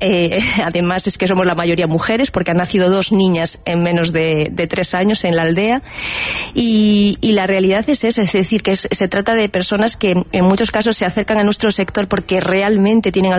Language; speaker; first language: Spanish; native; Spanish